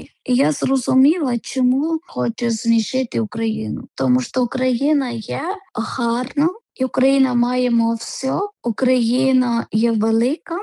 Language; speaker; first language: Ukrainian; non-native, learner; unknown